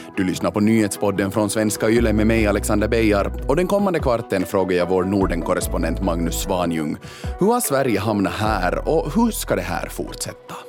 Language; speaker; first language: Swedish; native; Swedish